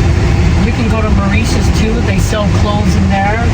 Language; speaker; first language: English; early bilingual, other home language; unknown